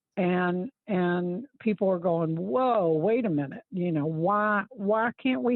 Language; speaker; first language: English; native; English